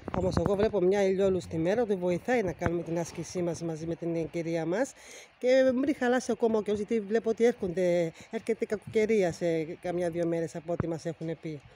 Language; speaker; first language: Greek; native; Greek